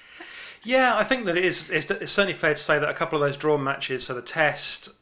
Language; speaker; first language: English; native; English